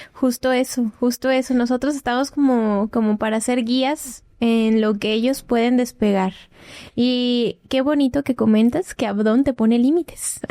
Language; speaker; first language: Spanish; native; Spanish